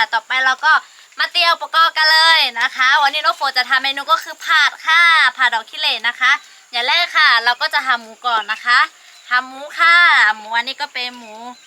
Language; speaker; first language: Thai; non-native, local second language; Lahu